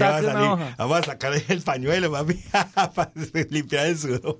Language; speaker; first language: Spanish; native; Spanish